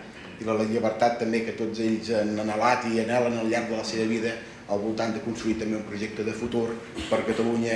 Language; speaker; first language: Catalan; native; Catalan